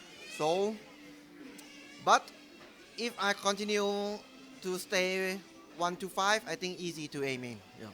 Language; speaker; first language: English; non-native, learner; Thai